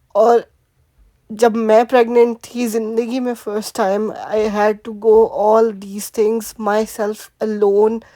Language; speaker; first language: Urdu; native; Urdu